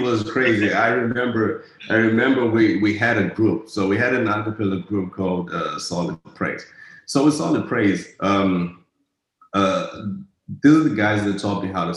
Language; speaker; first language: English; non-native, local second language; Shona